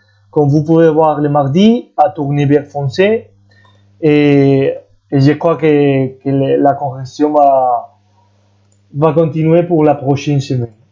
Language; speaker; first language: French; non-native, fluent; Spanish